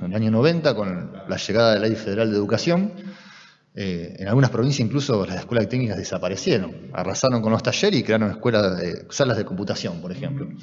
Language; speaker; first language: Spanish; native; Spanish